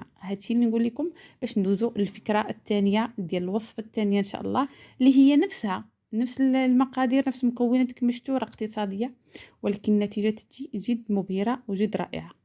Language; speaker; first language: Arabic; native; Arabic